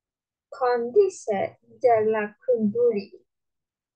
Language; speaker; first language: French; non-native, learner; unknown